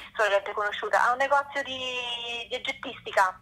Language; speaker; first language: Italian; native; Italian